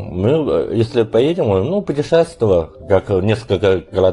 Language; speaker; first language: Russian; non-native, learner; Chinese